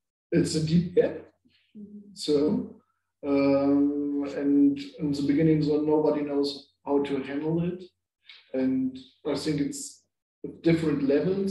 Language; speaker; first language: English; non-native, learner; German